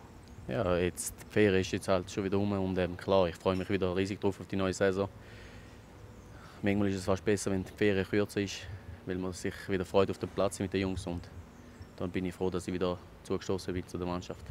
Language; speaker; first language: German; early bilingual, other home language; Albanian